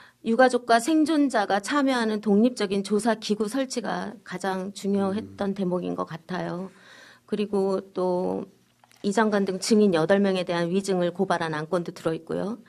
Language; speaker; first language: Korean; native; Korean